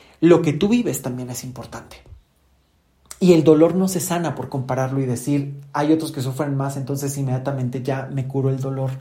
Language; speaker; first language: Spanish; native; Spanish